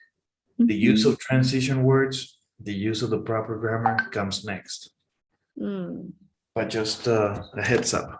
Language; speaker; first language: English; non-native, fluent; Spanish